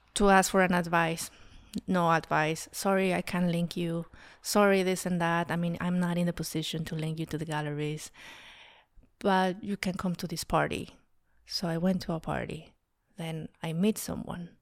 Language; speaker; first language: English; non-native, fluent; Spanish